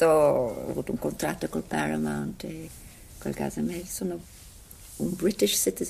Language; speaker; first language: Italian; non-native, fluent; English